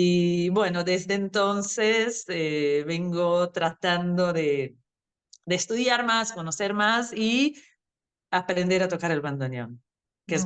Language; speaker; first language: Spanish; non-native, fluent; Portuguese